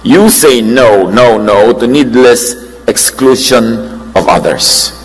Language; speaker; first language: English; non-native, local second language; Filipino